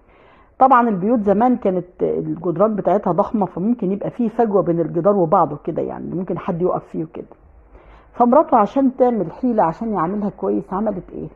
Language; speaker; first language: Arabic; native; Arabic